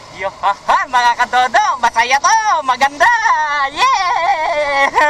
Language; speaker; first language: Filipino; non-native, local second language; Cebuano